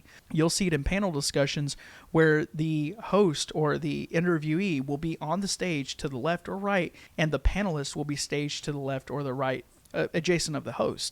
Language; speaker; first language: English; native; English